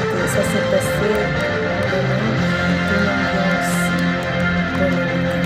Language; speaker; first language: French; non-native, fluent; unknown